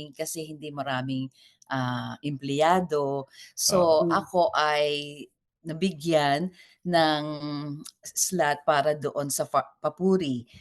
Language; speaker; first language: Filipino; native; Filipino